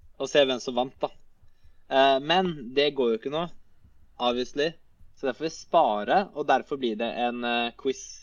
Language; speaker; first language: Norwegian; native; Norwegian